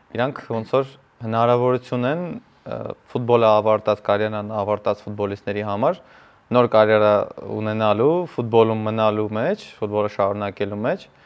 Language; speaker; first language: Armenian; native; Armenian